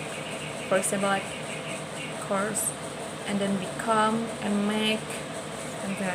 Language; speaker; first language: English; non-native, learner; Indonesian